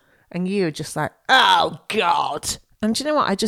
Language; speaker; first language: English; native; English